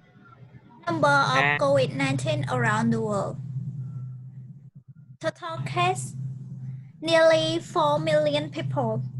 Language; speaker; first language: English; non-native, learner; Khmer